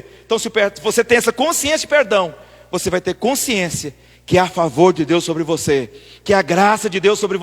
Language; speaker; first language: Portuguese; native; Portuguese